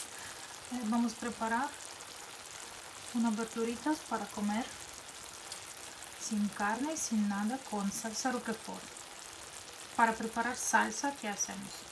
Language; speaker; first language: Spanish; non-native, fluent; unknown